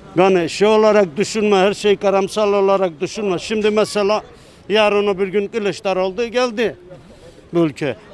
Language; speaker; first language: Turkish; native; Turkish